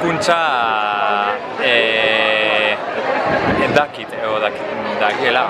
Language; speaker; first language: Basque; non-native, local second language; Spanish